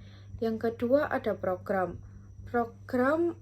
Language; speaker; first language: Indonesian; native; Indonesian